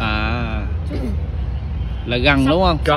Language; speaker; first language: Vietnamese; native; Vietnamese